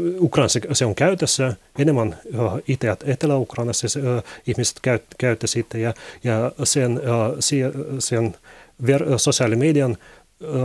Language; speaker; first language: Finnish; non-native, learner; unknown